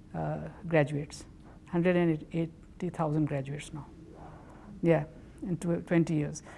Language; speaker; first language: English; non-native, local second language; Urdu